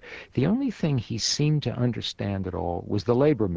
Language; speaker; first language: English; early bilingual, other home language; Yiddish